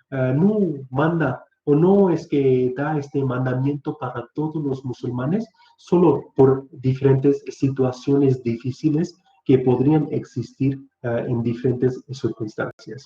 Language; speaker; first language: Spanish; non-native, fluent; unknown